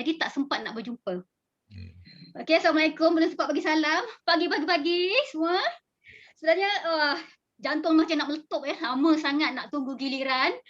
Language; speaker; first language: Malay; native; Malay